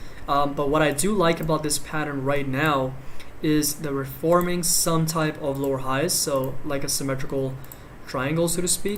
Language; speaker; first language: English; native; English